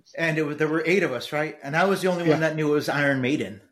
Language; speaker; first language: English; early bilingual, other home language; Spanish